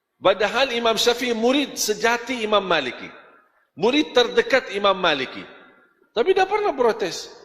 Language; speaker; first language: Malay; non-native, fluent; Arabic